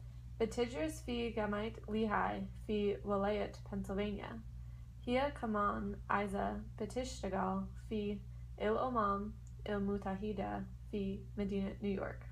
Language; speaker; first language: Arabic; non-native, learner; English